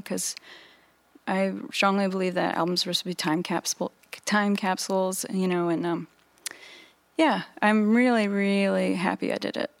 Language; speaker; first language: English; native; English